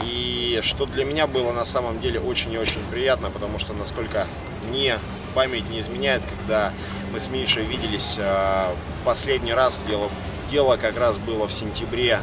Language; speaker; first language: Russian; native; Russian